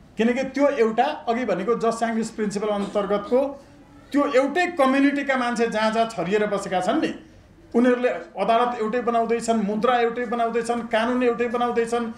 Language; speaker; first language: Nepali; native; Nepali